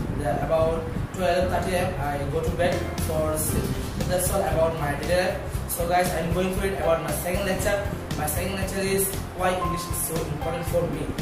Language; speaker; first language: English; non-native, learner; Bangla